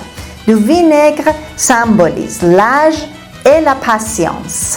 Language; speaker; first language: French; non-native, fluent; Persian